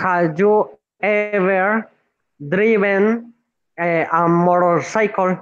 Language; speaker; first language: English; non-native, learner; Spanish